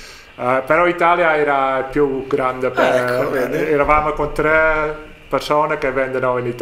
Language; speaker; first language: Italian; non-native, learner; Dutch